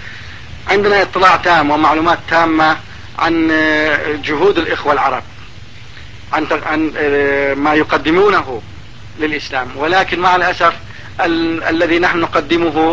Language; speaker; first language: Arabic; non-native, learner; Turkish